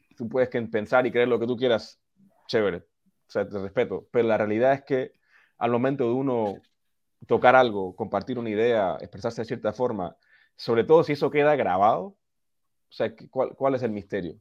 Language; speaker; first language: Spanish; early bilingual, heritage; Spanish